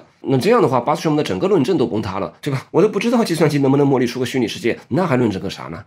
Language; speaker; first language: Chinese; native; Chinese